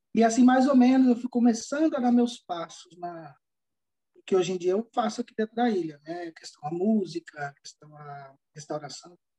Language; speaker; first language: Portuguese; native; Portuguese